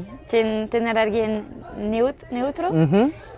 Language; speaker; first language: Spanish; non-native, learner; French